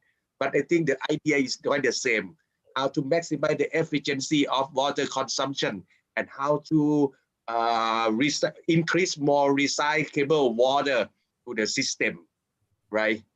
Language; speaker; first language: English; non-native, fluent; Thai